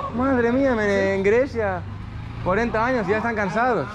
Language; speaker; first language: Spanish; non-native, learner; Greek